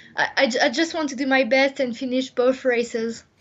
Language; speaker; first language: English; non-native, fluent; French